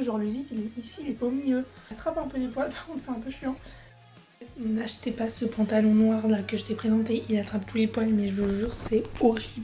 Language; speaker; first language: French; native; French